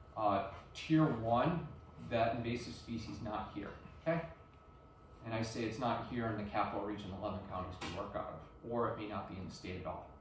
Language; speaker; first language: English; native; English